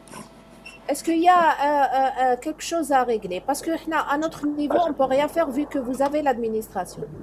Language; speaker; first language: French; non-native, local second language; Arabic